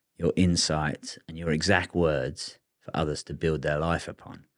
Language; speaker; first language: English; native; English